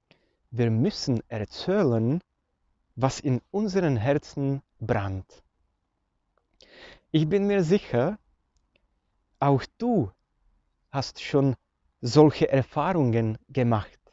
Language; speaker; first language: German; non-native, fluent; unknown